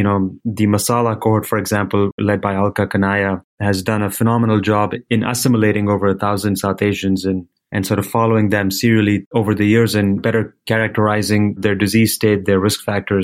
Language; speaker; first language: English; non-native, local second language; Hindi